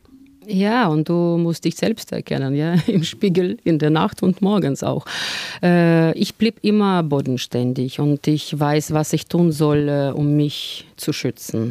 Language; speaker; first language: German; non-native, fluent; Russian